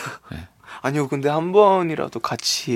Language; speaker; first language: Korean; early bilingual, heritage; Korean